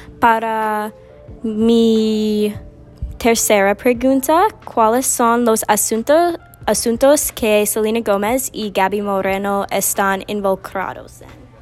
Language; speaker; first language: Spanish; non-native, learner; English